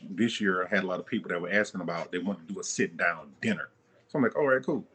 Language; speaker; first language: English; native; English